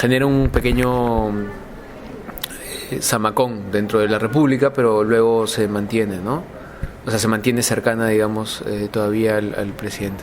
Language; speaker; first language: Spanish; native; Spanish